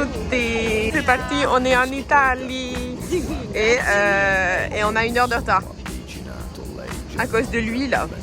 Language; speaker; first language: French; native; French